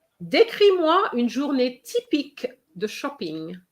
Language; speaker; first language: French; non-native, fluent; English